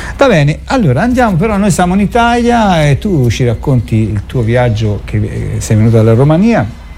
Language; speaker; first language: Italian; native; Italian